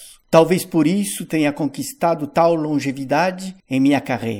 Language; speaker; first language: Portuguese; non-native, fluent; French